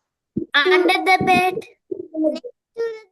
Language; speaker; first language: English; non-native, learner; Tamil